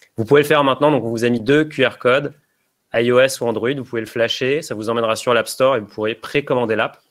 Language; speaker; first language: French; native; French